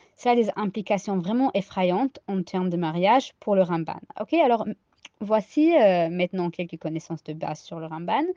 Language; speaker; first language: French; non-native, fluent; English